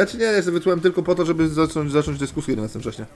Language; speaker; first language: Polish; native; Polish